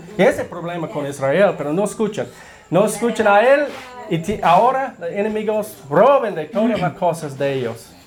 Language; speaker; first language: Spanish; non-native, learner; English